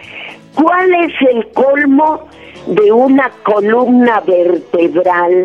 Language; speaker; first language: Spanish; native; Spanish